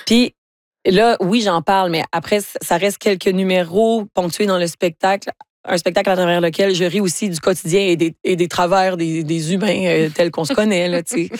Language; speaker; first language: French; native; French